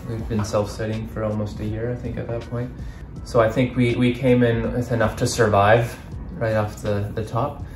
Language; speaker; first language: English; native; English